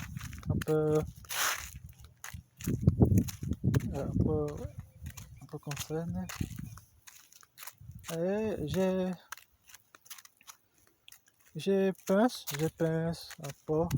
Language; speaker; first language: French; non-native, learner; Portuguese